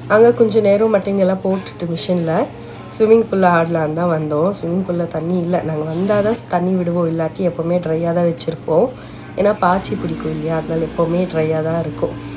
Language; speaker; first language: Tamil; non-native, local second language; Telugu